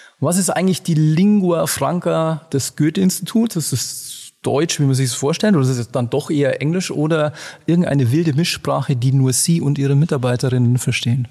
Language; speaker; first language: German; native; German